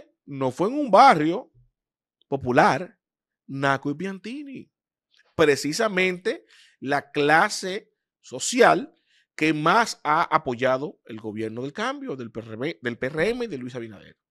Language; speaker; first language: Spanish; native; Spanish